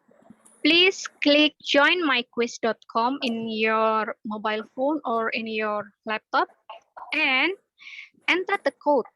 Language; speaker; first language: English; non-native, learner; Indonesian